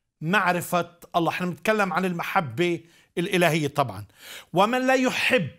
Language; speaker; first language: Arabic; native; Arabic